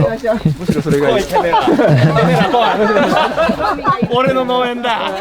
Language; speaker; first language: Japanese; native; Japanese